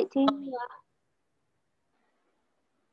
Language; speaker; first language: English; non-native, learner; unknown